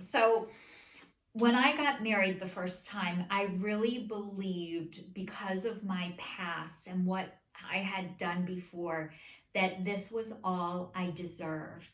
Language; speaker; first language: English; native; English